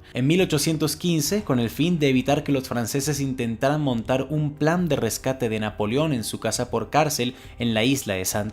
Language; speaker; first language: Spanish; native; Spanish